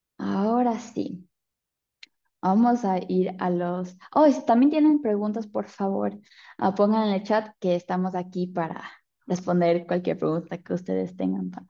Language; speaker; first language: Spanish; early bilingual, heritage; Spanish